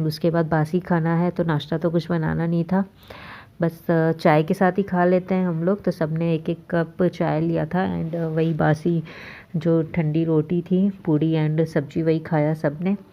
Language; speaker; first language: Hindi; native; Hindi